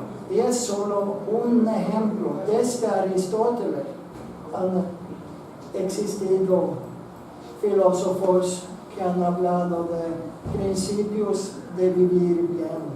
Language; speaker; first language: Spanish; non-native, fluent; Swedish